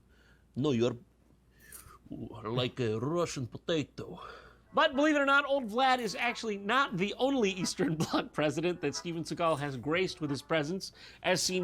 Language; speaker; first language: English; native; English